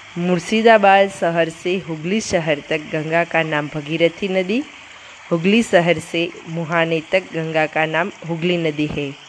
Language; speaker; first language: Hindi; non-native, local second language; Gujarati